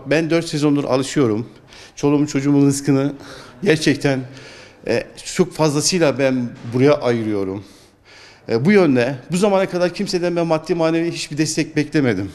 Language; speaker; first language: Turkish; native; Turkish